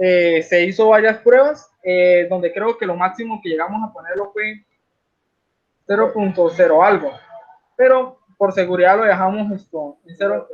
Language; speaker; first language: Spanish; native; Spanish